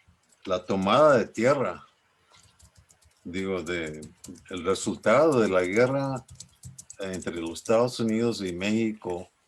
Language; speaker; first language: Spanish; early bilingual, other home language; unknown